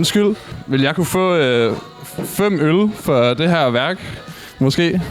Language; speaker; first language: Danish; native; Danish